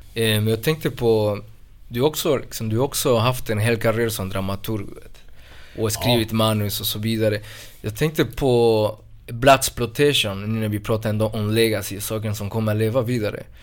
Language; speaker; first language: Swedish; non-native, fluent; Spanish